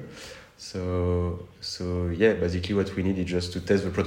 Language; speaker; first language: English; non-native, fluent; French